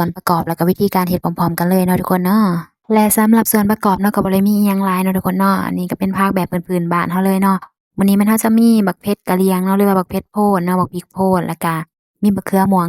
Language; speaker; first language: Thai; non-native, local second language; Lao